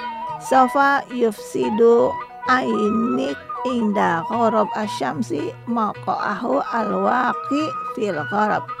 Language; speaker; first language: Arabic; non-native, fluent; Indonesian